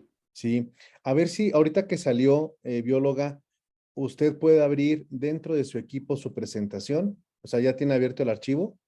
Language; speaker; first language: Spanish; native; Spanish